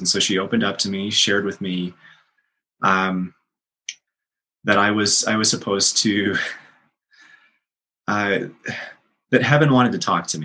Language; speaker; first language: English; native; English